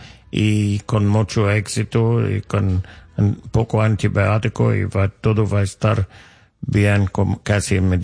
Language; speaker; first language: Spanish; non-native, learner; English